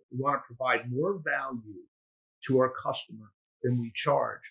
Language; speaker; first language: English; native; English